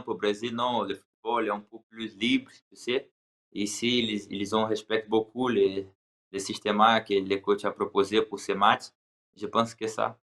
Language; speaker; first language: French; non-native, learner; Portuguese